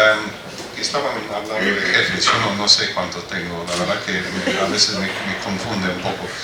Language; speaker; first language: Spanish; non-native, fluent; English